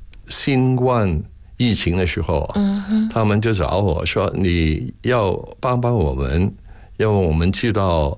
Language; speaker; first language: Chinese; non-native, local second language; Cantonese